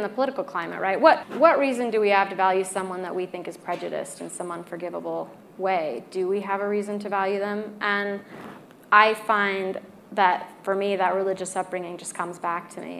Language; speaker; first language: English; native; English